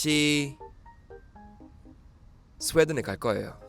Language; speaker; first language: Korean; non-native, fluent; Swedish